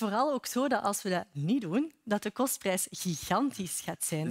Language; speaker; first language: Dutch; native; Dutch